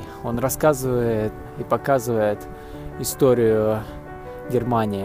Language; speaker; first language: Russian; native; Russian